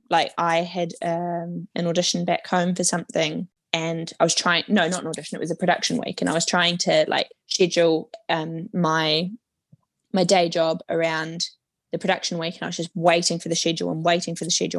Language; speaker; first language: English; native; English